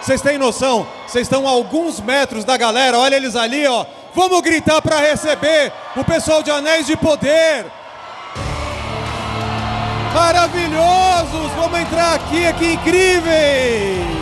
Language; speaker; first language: Portuguese; native; Portuguese